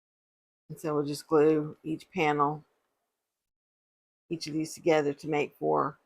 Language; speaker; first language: English; native; English